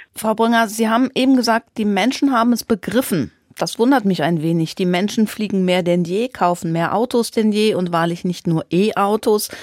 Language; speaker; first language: German; native; German